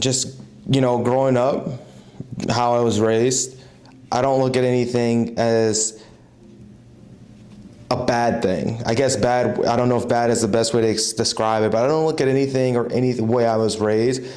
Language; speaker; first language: English; native; English